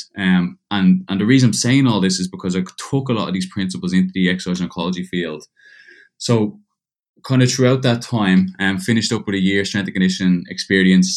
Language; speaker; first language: English; native; English